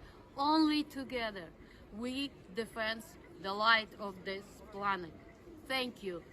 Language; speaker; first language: English; non-native, learner; Ukrainian